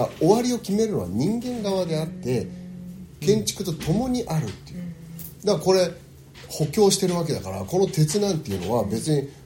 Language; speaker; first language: Japanese; early bilingual, heritage; Japanese